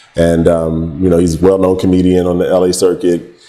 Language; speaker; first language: English; native; English